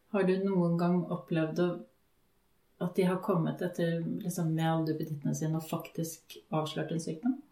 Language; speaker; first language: Norwegian; native; Norwegian